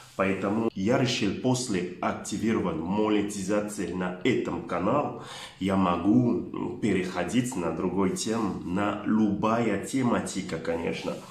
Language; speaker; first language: Russian; non-native, learner; French